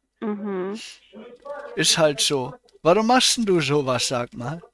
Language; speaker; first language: German; native; German